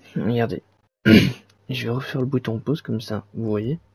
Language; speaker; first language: French; native; French